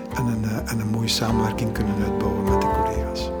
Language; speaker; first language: Dutch; native; Dutch